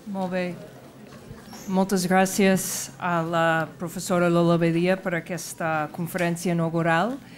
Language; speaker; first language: Catalan; non-native, fluent; English